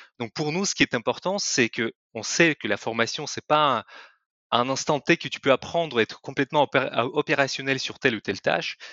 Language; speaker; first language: French; non-native, fluent; Russian